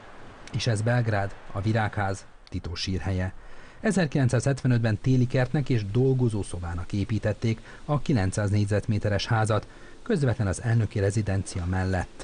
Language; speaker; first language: Hungarian; native; Hungarian